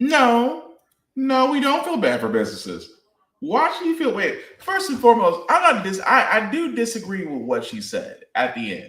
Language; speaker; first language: English; native; English